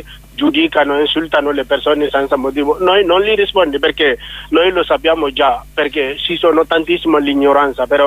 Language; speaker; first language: Italian; non-native, learner; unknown